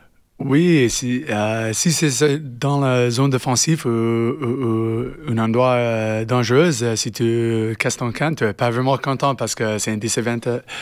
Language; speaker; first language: French; non-native, learner; English